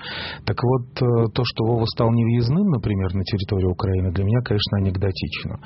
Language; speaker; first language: Russian; native; Russian